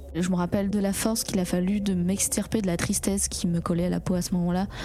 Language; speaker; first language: French; early bilingual, other home language; Chinese